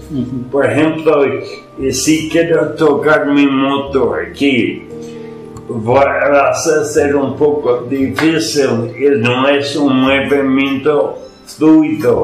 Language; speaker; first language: Spanish; non-native, fluent; English